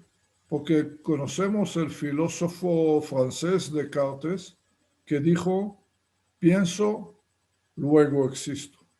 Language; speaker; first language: Spanish; non-native, fluent; Hebrew